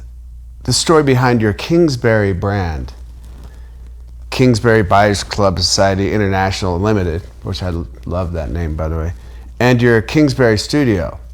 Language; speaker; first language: English; native; English